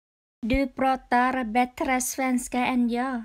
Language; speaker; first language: Swedish; non-native, fluent; Vietnamese